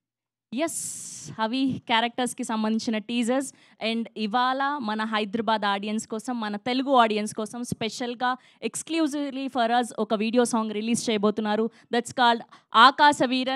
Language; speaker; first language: Telugu; native; Telugu